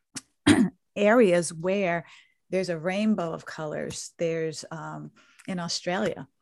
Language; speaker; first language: English; native; English